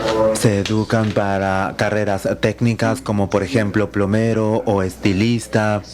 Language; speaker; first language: Spanish; non-native, fluent; Finnish